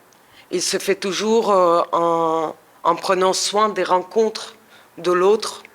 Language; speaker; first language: French; non-native, fluent; Russian